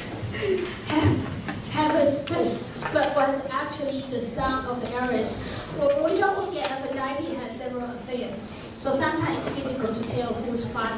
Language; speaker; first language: English; non-native, fluent; Chinese